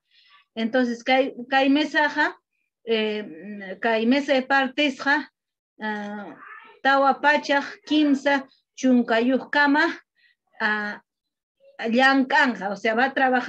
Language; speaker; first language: Spanish; non-native, local second language; Quechua